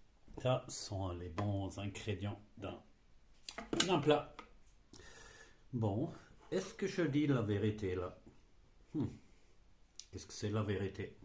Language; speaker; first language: French; non-native, fluent; German